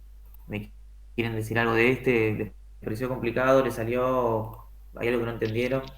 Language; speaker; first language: Spanish; native; Spanish